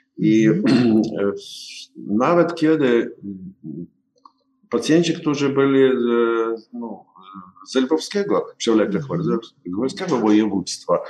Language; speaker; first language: Polish; non-native, learner; Ukrainian